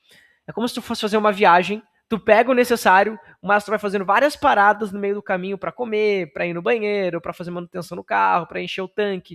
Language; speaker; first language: Portuguese; native; Portuguese